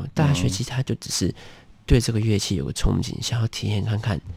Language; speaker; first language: Chinese; native; Chinese